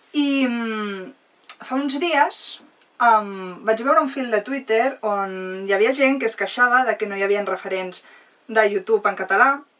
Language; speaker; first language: Catalan; non-native, local second language; Spanish